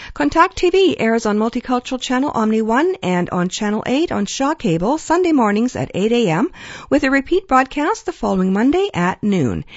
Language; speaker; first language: English; native; English